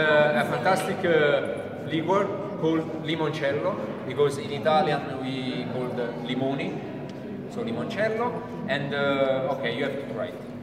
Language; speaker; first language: English; non-native, fluent; Italian